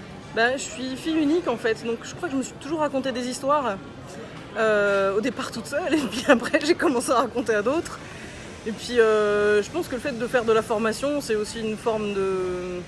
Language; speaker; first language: French; native; French